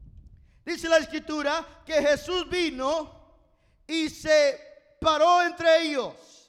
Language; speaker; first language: Spanish; non-native, fluent; English